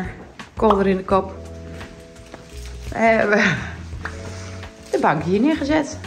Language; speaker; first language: Dutch; native; Dutch